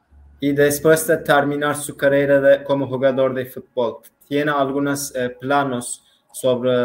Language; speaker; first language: Spanish; non-native, learner; Turkish